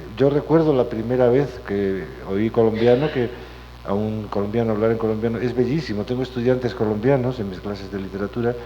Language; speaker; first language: Spanish; native; Spanish